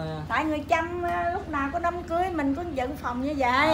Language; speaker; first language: Vietnamese; non-native, local second language; Western Cham